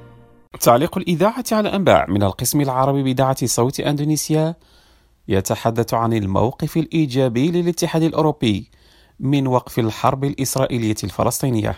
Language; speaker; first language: Arabic; non-native, fluent; Indonesian